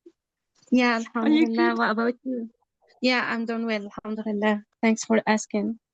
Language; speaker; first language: English; non-native, learner; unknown